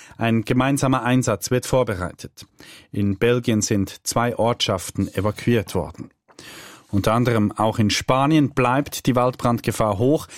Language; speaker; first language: German; native; German